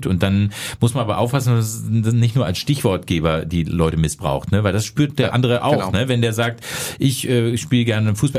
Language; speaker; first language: German; native; German